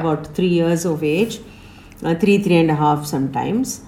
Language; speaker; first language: English; non-native, local second language; Tamil